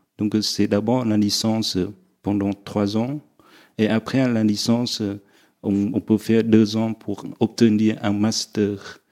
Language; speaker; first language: French; non-native, fluent; Vietnamese